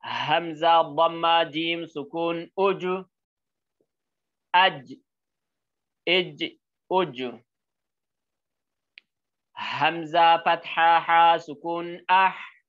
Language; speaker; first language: Arabic; non-native, learner; Oromo